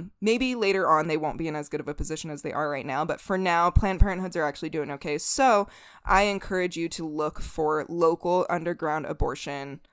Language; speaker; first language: English; native; English